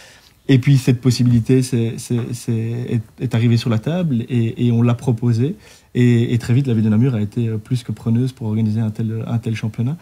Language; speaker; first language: French; native; French